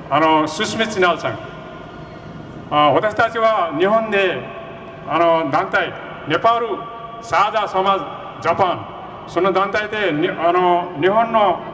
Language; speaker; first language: Japanese; non-native, fluent; Nepali